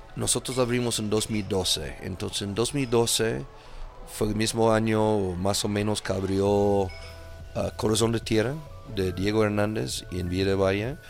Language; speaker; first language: Spanish; non-native, fluent; English